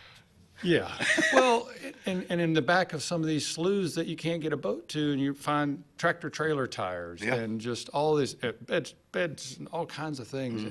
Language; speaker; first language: English; native; English